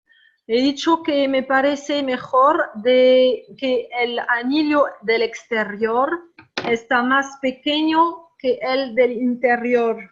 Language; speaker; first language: Spanish; non-native, fluent; French